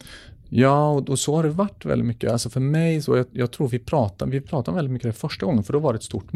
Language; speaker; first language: Swedish; native; Swedish